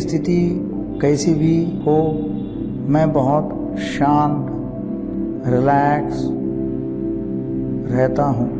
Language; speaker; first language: Hindi; non-native, local second language; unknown